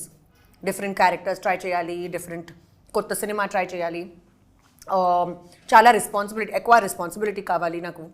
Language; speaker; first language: Telugu; non-native, learner; Hindi